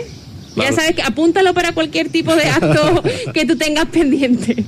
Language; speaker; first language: Spanish; native; Spanish